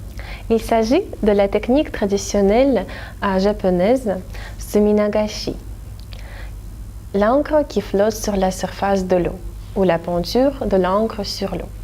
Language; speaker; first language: French; non-native, fluent; Russian